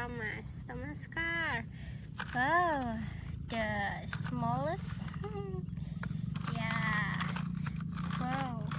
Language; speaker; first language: English; non-native, learner; Indonesian